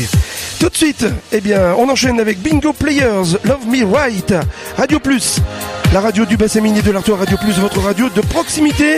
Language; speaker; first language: French; native; French